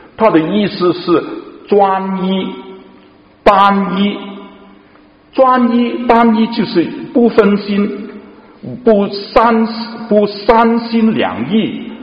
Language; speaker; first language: Chinese; non-native, local second language; Cantonese